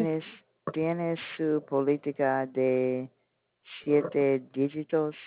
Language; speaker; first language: Spanish; non-native, learner; English